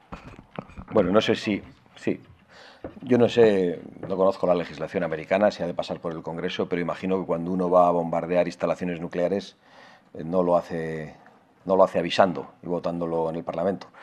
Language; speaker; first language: Spanish; native; Spanish